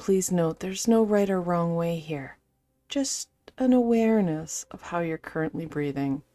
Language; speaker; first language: English; native; English